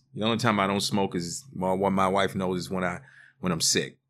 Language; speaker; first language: English; native; English